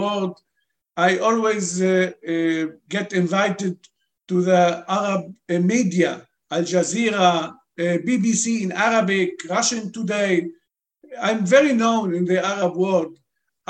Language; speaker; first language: English; non-native, fluent; Arabic